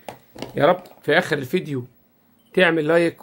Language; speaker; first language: Arabic; native; Arabic